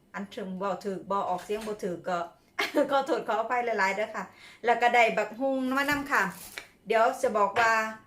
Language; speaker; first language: Thai; native; Thai